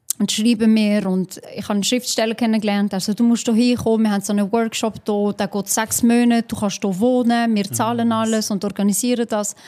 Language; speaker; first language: German; early bilingual, other home language; Albanian